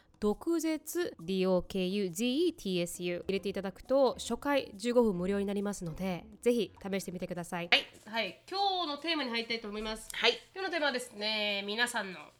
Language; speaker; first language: Japanese; native; Japanese